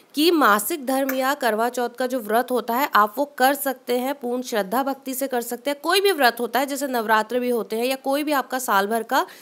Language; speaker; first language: Hindi; native; Hindi